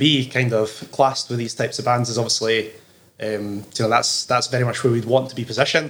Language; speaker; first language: English; native; English